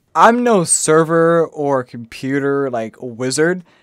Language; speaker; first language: English; native; English